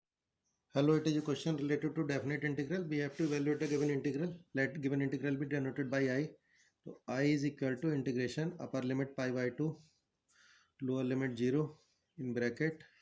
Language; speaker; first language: English; non-native, local second language; Hindi